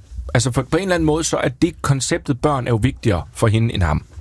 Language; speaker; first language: Danish; native; Danish